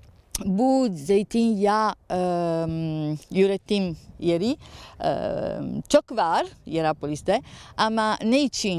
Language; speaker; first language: Turkish; non-native, learner; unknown